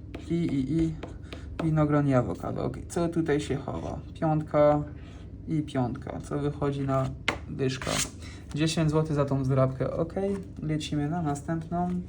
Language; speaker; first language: Polish; non-native, fluent; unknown